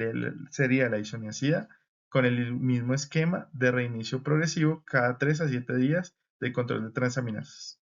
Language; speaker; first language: Spanish; native; Spanish